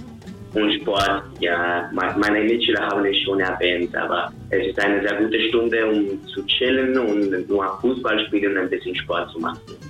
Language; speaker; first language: German; non-native, fluent; Spanish